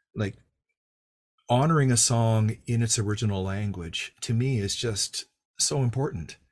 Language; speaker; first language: English; native; English